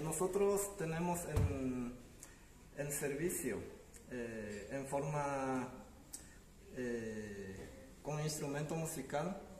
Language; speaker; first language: Spanish; early bilingual, other home language; Japanese